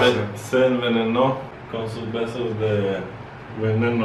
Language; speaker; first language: Spanish; non-native, fluent; Russian